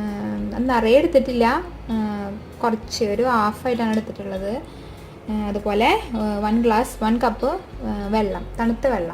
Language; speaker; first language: Malayalam; native; Malayalam